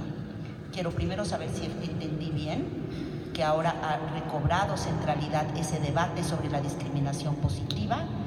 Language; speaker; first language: Spanish; native; Spanish